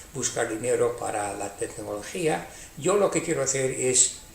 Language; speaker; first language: Spanish; non-native, fluent; English